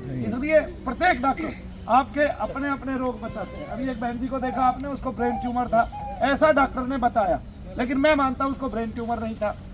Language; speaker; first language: Hindi; native; Hindi